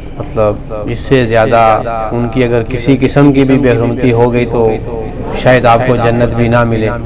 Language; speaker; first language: Urdu; non-native, local second language; Punjabi